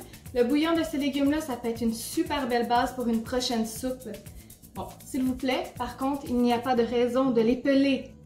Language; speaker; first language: French; native; French